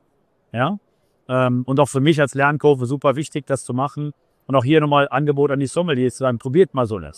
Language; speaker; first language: German; native; German